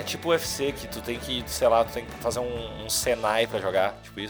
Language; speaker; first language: Portuguese; native; Portuguese